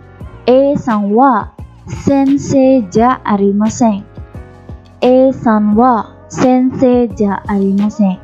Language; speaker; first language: Japanese; non-native, fluent; Khmer